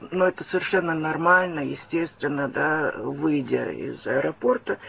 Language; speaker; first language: Russian; early bilingual, heritage; Russian